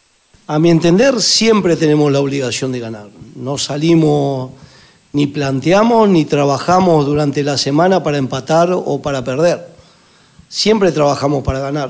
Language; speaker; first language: Spanish; native; Spanish